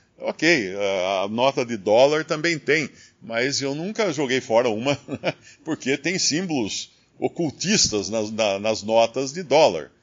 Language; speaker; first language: Portuguese; native; Portuguese